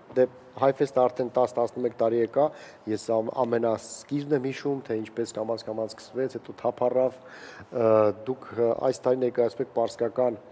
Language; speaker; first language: Armenian; native; Armenian